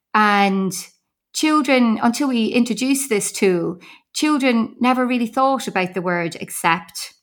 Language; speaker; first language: English; native; English